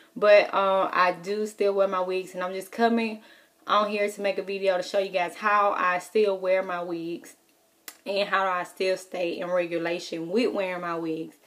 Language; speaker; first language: English; native; English